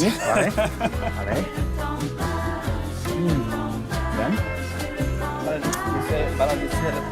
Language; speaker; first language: Spanish; non-native, fluent; Berber languages